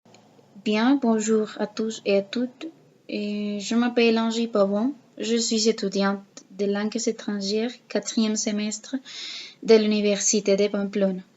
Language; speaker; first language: French; non-native, learner; Spanish